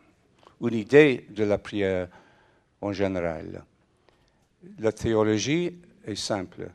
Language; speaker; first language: French; non-native, fluent; English